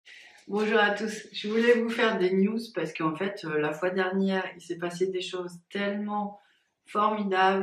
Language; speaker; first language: French; native; French